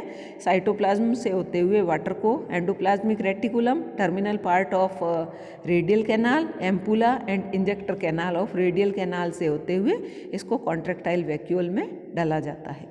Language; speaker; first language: Hindi; native; Hindi